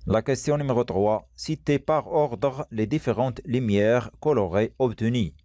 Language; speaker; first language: French; non-native, local second language; Arabic